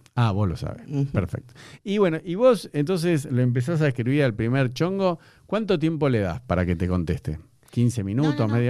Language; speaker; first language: Spanish; native; Spanish